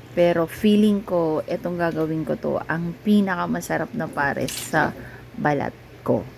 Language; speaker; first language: Filipino; non-native, local second language; Iloko